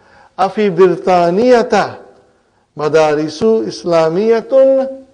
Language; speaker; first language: Arabic; non-native, fluent; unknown